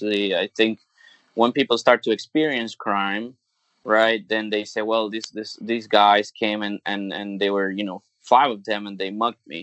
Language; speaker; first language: English; non-native, fluent; Spanish